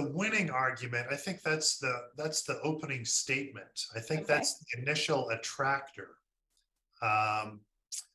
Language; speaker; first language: English; native; English